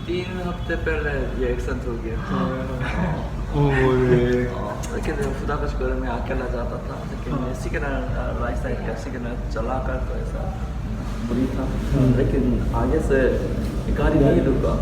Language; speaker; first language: Hindi; non-native, learner; Korean